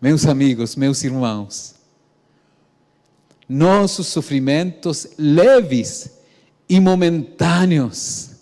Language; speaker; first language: Portuguese; non-native, fluent; Spanish